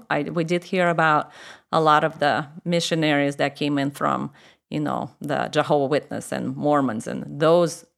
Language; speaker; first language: English; non-native, fluent; Russian